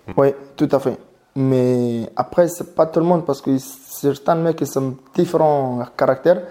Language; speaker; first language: French; non-native, fluent; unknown